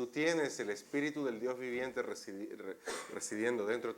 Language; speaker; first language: Spanish; native; Spanish